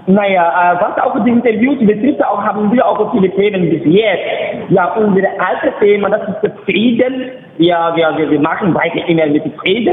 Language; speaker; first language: German; non-native, learner; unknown